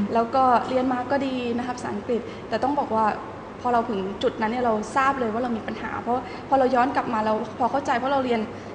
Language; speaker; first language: Thai; native; Thai